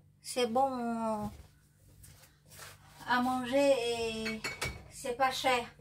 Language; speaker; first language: French; non-native, learner; Vietnamese